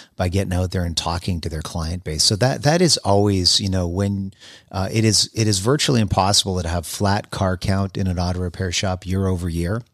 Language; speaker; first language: English; native; English